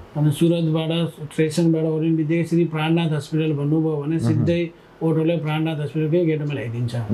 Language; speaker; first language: Nepali; native; Nepali